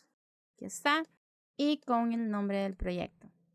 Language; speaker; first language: Spanish; native; Spanish